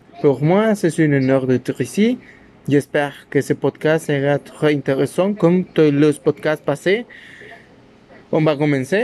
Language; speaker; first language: French; non-native, learner; Spanish